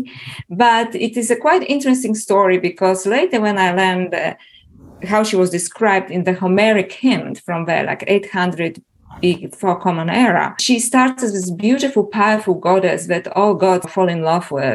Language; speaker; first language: English; non-native, fluent; Polish